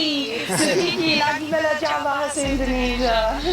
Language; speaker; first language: Indonesian; non-native, learner; English